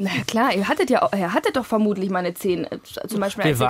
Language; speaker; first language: German; native; German